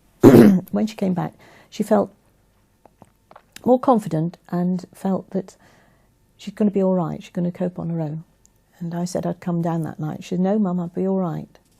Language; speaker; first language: English; native; English